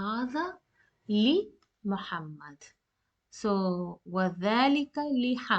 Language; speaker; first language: Arabic; non-native, fluent; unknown